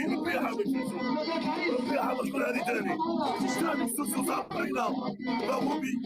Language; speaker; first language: Arabic; native; Arabic